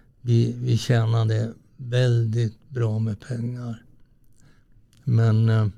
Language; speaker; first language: Swedish; early bilingual, other home language; Italian